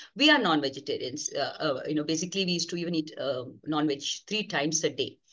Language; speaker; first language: English; non-native, local second language; Konkani